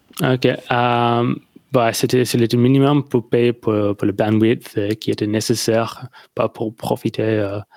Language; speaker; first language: French; non-native, learner; English